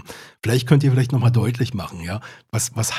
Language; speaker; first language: German; native; German